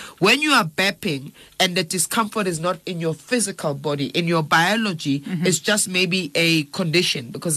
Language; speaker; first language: English; non-native, local second language; Zulu